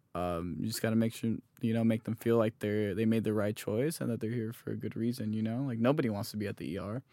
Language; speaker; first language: English; native; English